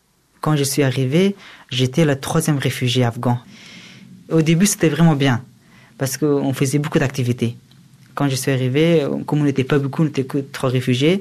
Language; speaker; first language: French; early bilingual, other home language; Persian